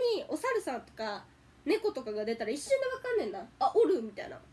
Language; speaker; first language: Japanese; native; Japanese